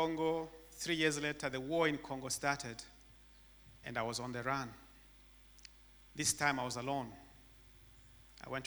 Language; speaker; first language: English; non-native, fluent; Rundi